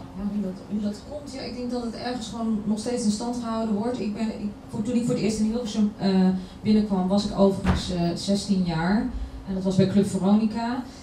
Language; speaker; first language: Dutch; early bilingual, other home language; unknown